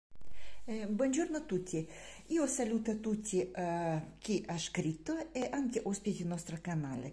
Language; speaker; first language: Italian; non-native, learner; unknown